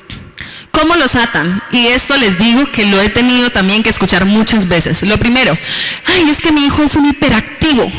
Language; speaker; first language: Spanish; native; Spanish